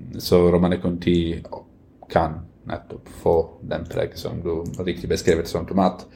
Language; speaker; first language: Norwegian; non-native, fluent; Italian